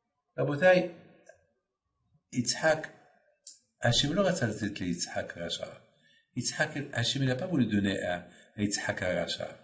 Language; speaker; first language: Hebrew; non-native, fluent; French